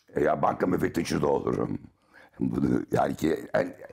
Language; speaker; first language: Turkish; native; Turkish